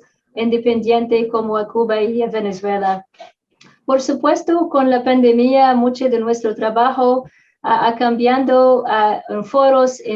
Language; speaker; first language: Spanish; non-native, fluent; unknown